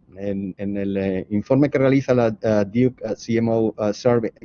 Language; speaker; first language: Spanish; native; Spanish